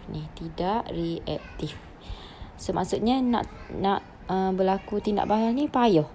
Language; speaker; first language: Malay; native; Malay